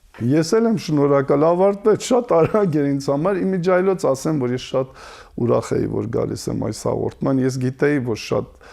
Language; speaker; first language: Armenian; native; Armenian